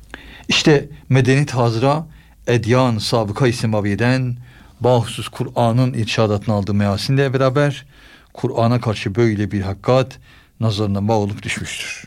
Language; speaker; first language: Turkish; native; Turkish